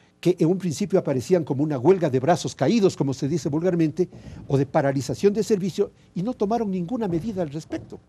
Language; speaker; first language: Spanish; native; Spanish